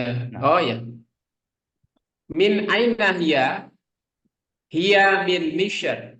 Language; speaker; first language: Arabic; non-native, learner; Indonesian